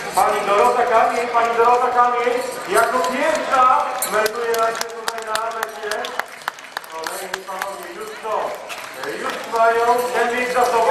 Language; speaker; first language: Polish; native; Polish